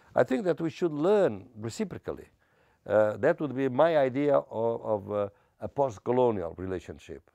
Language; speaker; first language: English; non-native, fluent; Portuguese